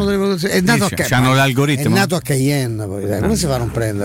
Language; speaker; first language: Italian; native; Italian